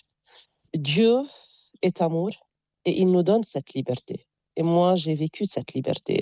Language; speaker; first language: French; non-native, local second language; Arabic